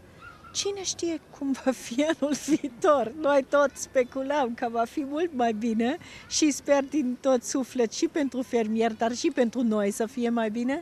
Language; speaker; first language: Romanian; non-native, fluent; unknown